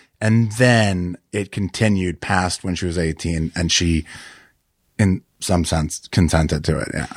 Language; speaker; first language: English; native; English